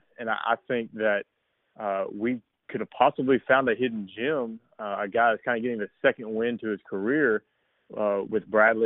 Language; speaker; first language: English; native; English